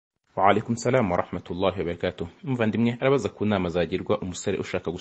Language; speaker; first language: Kinyarwanda; native; Kinyarwanda